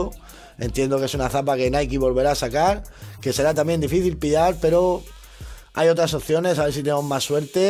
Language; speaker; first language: Spanish; native; Spanish